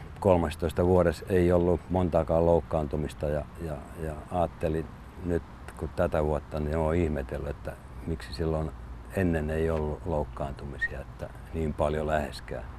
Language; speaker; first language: Finnish; native; Finnish